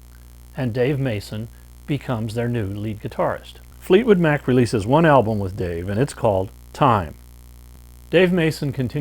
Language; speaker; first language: English; native; English